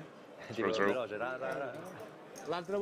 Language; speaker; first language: Italian; non-native, learner; Russian